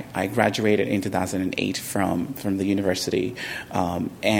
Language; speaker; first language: English; early bilingual, other home language; Spanish